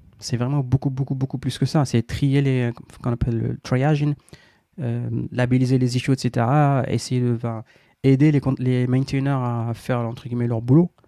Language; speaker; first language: French; non-native, local second language; Arabic